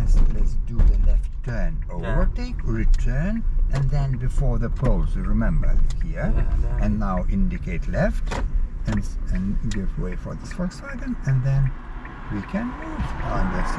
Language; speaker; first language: English; non-native, learner; Lithuanian